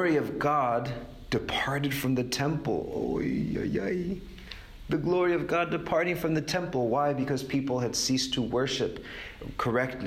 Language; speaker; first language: English; native; English